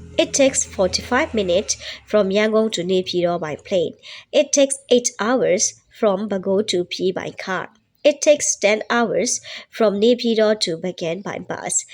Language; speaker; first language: English; non-native, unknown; Burmese